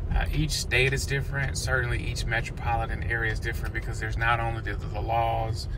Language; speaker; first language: English; native; English